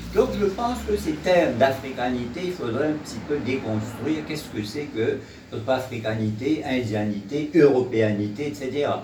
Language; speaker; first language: French; non-native, local second language; Morisyen